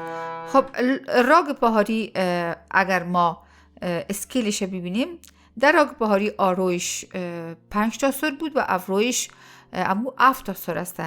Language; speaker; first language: Persian; native; Persian